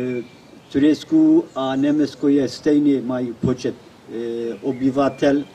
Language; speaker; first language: Czech; non-native, learner; Kurdish